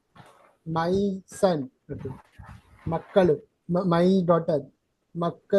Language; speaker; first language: Kannada; non-native, learner; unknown